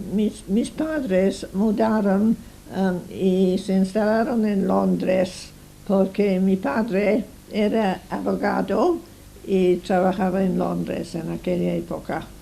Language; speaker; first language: Spanish; non-native, fluent; English